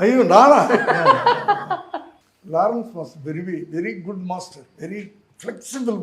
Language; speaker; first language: Telugu; non-native, learner; Tamil